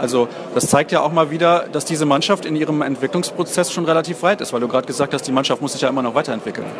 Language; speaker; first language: German; native; German